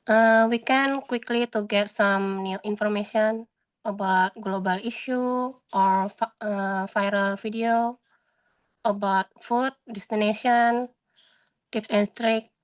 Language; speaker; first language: English; non-native, learner; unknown